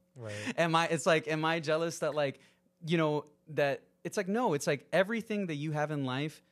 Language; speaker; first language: English; early bilingual, other home language; Spanish